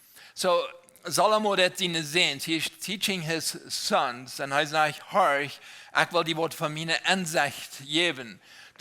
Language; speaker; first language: German; non-native, learner; Low German